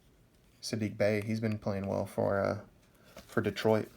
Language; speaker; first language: English; native; English